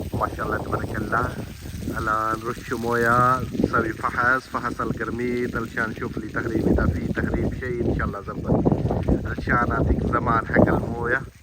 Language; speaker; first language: Arabic; non-native, learner; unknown